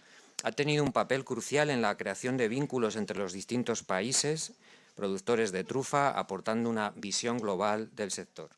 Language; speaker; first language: Spanish; native; Spanish